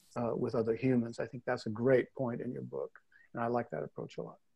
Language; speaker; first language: English; native; English